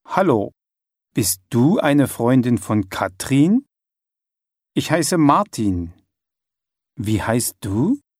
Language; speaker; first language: German; native; German